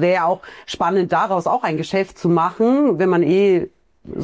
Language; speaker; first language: German; native; German